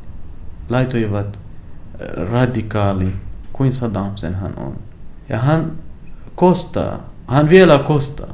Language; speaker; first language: Finnish; non-native, learner; Arabic